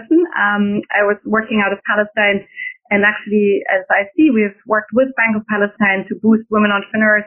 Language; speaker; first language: English; non-native, fluent; German